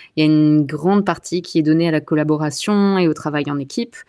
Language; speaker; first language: French; native; French